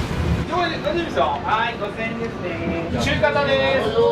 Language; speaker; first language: Japanese; native; Japanese